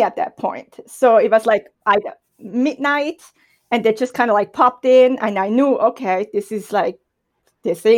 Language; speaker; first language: English; non-native, fluent; German